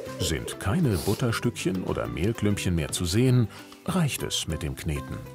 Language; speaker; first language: German; native; German